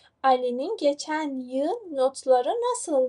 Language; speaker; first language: Turkish; non-native, fluent; Persian